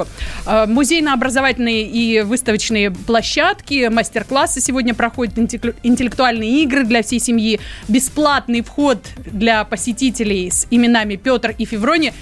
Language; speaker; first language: Russian; native; Russian